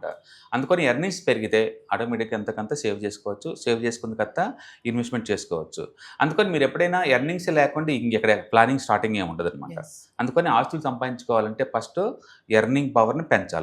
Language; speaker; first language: Telugu; native; Telugu